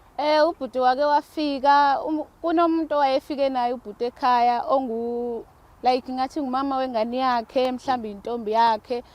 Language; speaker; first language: Zulu; non-native, local second language; Xhosa